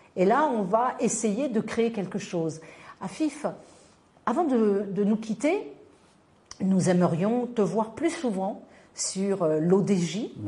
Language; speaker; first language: French; non-native, local second language; Arabic